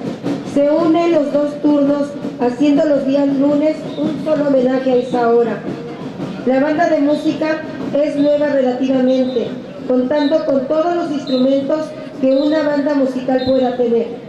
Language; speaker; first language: Spanish; native; Spanish